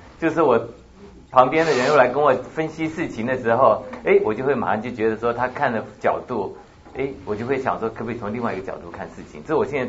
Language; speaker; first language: Chinese; native; Chinese